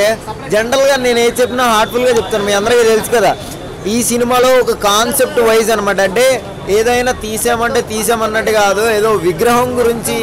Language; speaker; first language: Telugu; native; Telugu